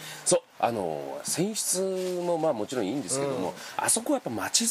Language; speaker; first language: Japanese; native; Japanese